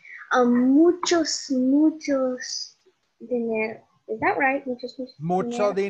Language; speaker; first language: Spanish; non-native, learner; English